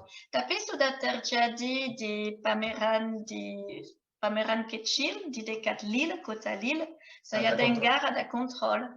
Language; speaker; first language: Indonesian; non-native, fluent; French